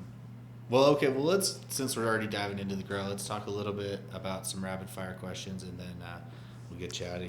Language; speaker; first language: English; native; English